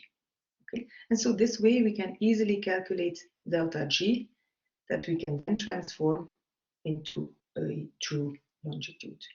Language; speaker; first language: English; non-native, fluent; Dutch